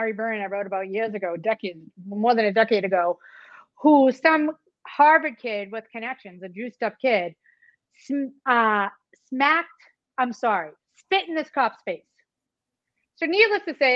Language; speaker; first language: English; native; English